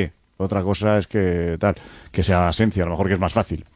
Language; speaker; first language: Spanish; native; Spanish